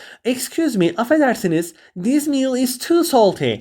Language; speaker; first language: English; non-native, fluent; Turkish